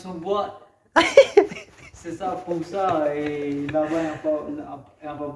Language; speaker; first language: French; non-native, learner; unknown